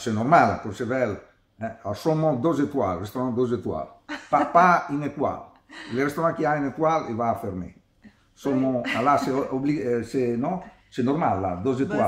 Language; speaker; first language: French; non-native, learner; Italian